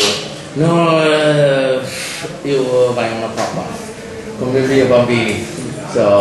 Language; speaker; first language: Italian; non-native, learner; English